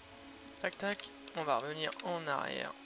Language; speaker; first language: French; native; French